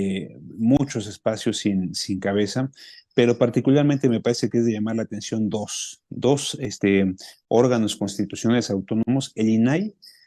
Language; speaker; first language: Spanish; native; Spanish